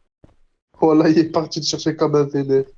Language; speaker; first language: French; native; French